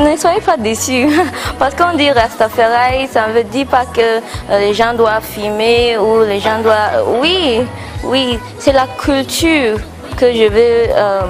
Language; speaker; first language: French; non-native, local second language; English